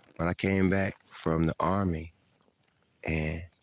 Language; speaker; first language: English; native; English